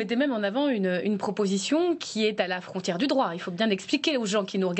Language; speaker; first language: French; native; French